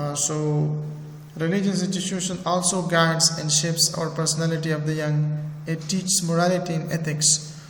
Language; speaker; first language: English; non-native, fluent; Persian